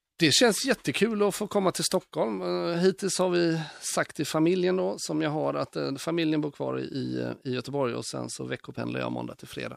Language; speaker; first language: Swedish; native; Swedish